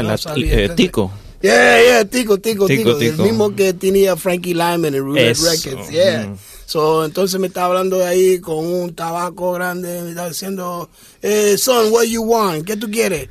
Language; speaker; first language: Spanish; early bilingual, heritage; English